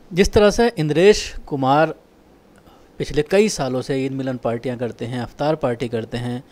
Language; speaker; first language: Urdu; native; Urdu